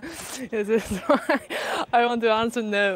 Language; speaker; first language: English; non-native, fluent; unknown